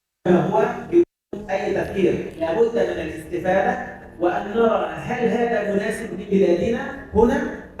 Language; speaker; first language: Arabic; native; Arabic